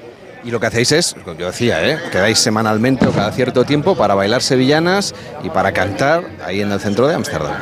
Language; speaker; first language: Spanish; native; Spanish